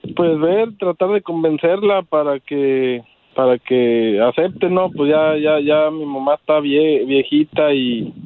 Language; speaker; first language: Spanish; native; Spanish